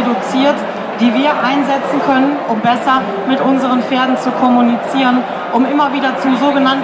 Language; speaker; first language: German; native; German